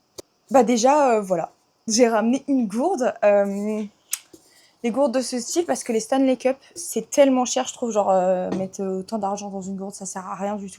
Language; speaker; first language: French; native; French